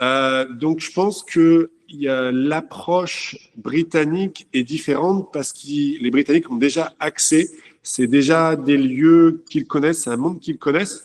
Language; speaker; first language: French; native; French